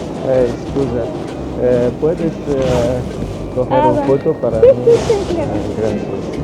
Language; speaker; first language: Spanish; non-native, learner; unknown